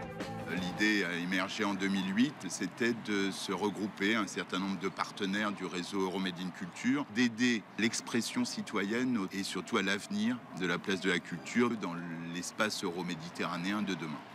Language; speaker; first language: French; native; French